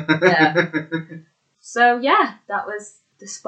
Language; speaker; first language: English; native; English